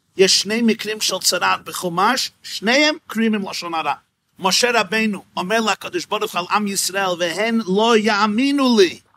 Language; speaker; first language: Hebrew; non-native, fluent; English